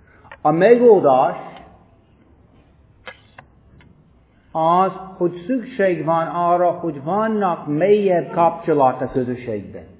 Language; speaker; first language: Hungarian; non-native, fluent; English